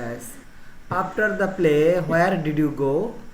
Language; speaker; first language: English; non-native, fluent; Bangla